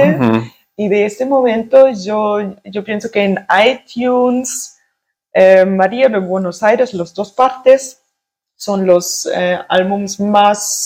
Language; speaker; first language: Spanish; early bilingual, heritage; German